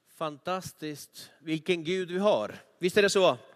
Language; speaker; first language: Swedish; non-native, fluent; Spanish